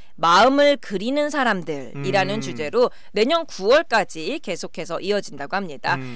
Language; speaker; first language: Korean; native; Korean